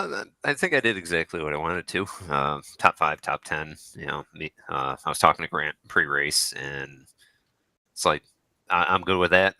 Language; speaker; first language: English; native; English